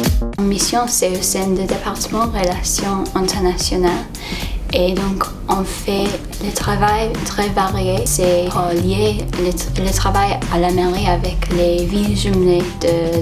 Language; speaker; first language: French; non-native, fluent; English